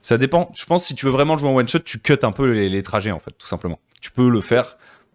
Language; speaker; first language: French; native; French